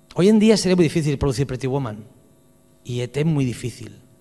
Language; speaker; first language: Spanish; native; Spanish